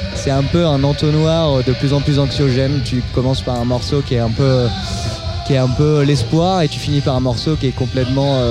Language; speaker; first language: French; native; French